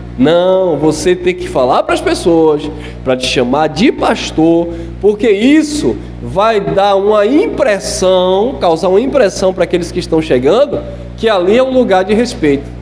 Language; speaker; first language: Portuguese; native; Portuguese